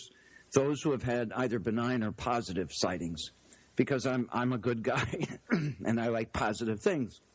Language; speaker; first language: English; native; English